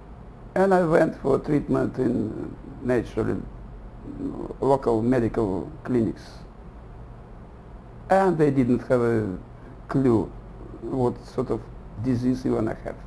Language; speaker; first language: English; non-native, fluent; Russian